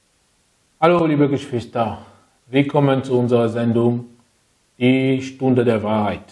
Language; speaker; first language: German; non-native, fluent; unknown